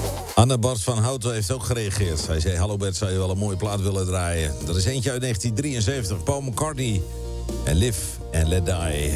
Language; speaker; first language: Dutch; native; Dutch